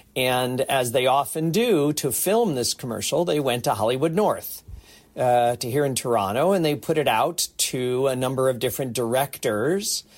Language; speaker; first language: English; native; English